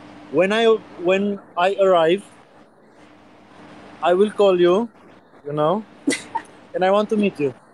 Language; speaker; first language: English; non-native, learner; Romanian